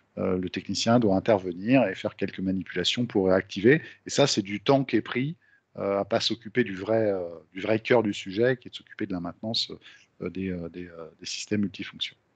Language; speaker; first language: French; native; French